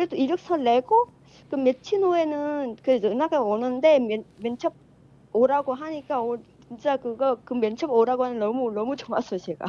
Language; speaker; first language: Korean; non-native, fluent; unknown